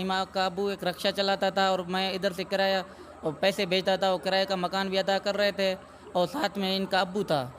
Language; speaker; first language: Urdu; non-native, local second language; Sindhi